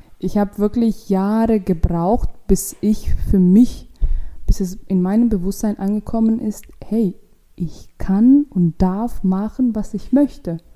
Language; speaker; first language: German; non-native, fluent; Russian